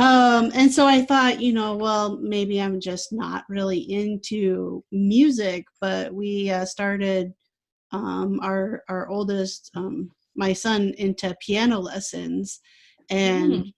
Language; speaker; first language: English; native; English